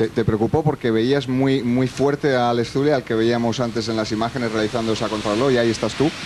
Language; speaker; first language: Spanish; native; Spanish